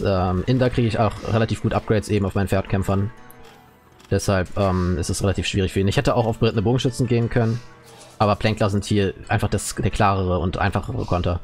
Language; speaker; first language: German; native; German